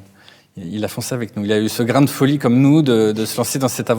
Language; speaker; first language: French; native; French